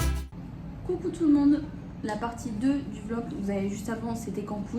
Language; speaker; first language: French; native; French